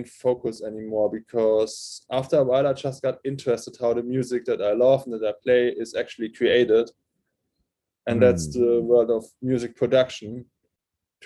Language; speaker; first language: English; non-native, fluent; German